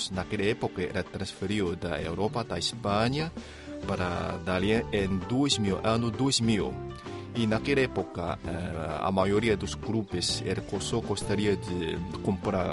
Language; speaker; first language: Portuguese; non-native, fluent; Chinese